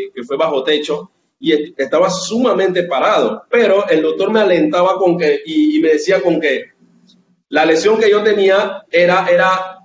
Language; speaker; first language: Spanish; native; Spanish